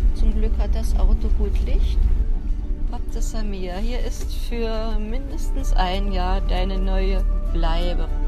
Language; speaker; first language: German; native; German